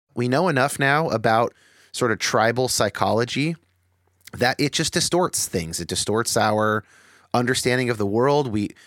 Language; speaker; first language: English; native; English